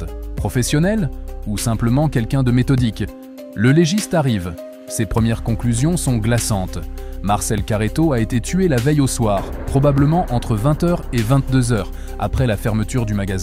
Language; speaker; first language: French; native; French